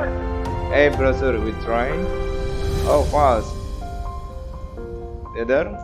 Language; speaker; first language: English; non-native, fluent; Indonesian